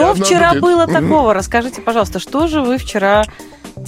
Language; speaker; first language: Russian; native; Russian